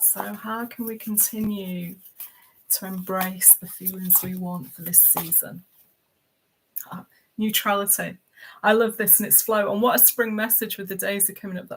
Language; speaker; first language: English; native; English